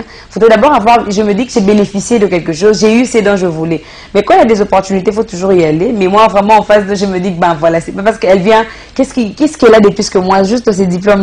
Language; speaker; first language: French; non-native, local second language; Lingala